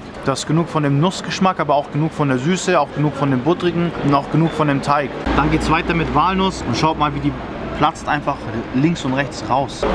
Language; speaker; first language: German; native; German